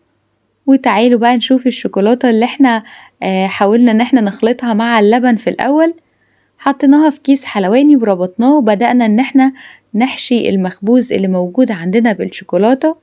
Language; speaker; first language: Arabic; native; Arabic